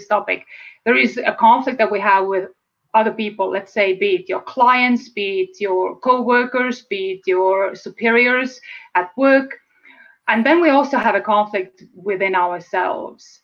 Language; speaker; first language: English; non-native, fluent; Estonian